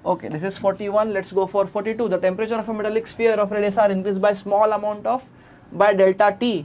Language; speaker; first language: English; non-native, local second language; Marathi